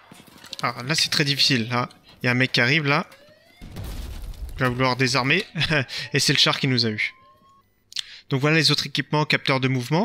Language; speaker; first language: French; native; French